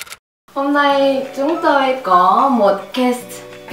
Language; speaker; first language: Vietnamese; non-native, learner; Korean